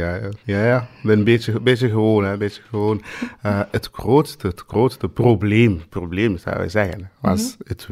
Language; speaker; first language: Dutch; non-native, fluent; Swahili